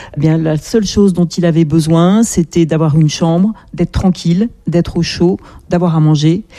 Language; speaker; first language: French; native; French